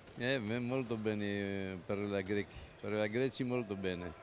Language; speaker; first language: Italian; non-native, learner; Greek